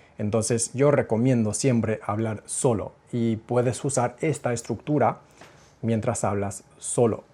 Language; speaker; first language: Spanish; non-native, fluent; English